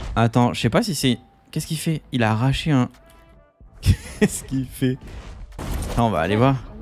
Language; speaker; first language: French; native; French